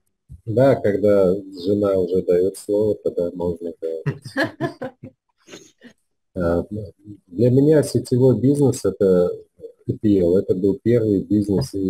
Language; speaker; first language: Russian; native; Russian